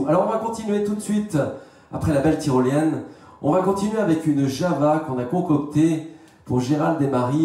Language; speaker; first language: French; native; French